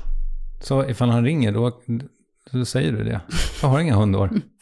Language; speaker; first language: Swedish; native; Swedish